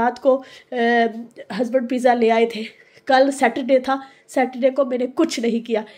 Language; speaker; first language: Urdu; native; Urdu